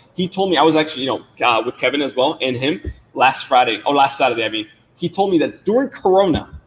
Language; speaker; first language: English; non-native, fluent; Spanish